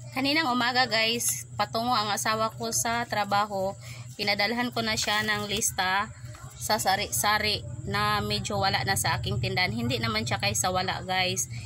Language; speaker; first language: Filipino; non-native, local second language; Cebuano